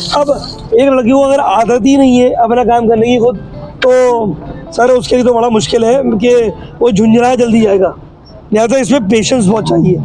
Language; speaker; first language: Urdu; native; Urdu